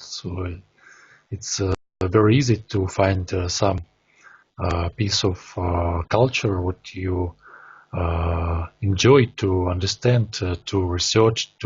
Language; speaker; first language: English; non-native, learner; Russian